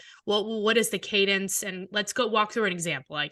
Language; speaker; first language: English; native; English